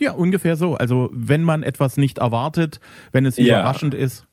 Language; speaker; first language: German; native; German